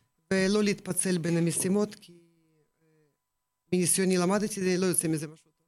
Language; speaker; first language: Hebrew; non-native, fluent; Russian